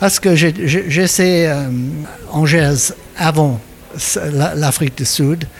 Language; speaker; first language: French; non-native, learner; English